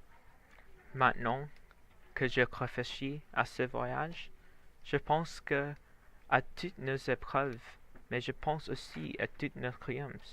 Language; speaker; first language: French; non-native, learner; Vietnamese